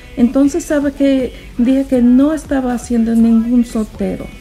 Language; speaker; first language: Spanish; non-native, learner; English